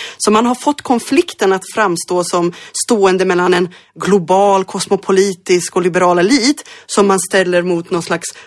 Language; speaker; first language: Swedish; early bilingual, other home language; Bosnian